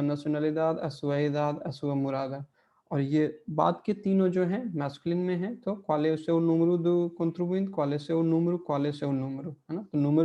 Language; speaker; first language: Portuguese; non-native, fluent; Hindi